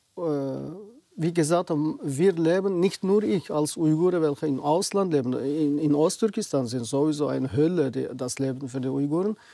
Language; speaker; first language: German; non-native, fluent; Uyghur